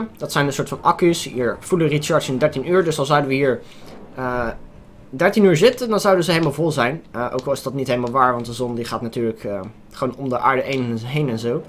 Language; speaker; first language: Dutch; native; Dutch